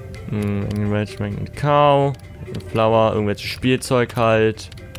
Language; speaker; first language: German; native; German